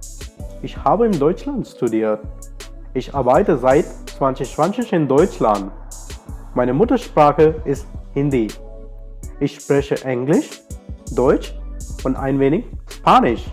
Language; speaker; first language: German; non-native, local second language; Hindi